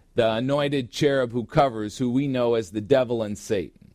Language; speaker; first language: English; native; English